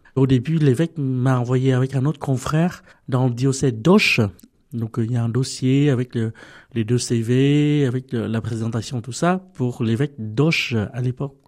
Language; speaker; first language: French; non-native, fluent; Vietnamese